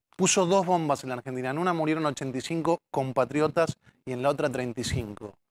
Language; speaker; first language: Spanish; native; Spanish